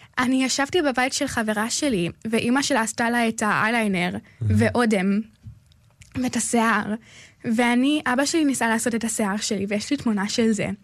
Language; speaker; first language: Hebrew; early bilingual, other home language; English